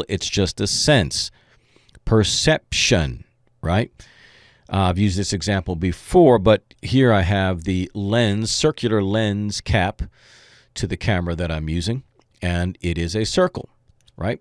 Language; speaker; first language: English; native; English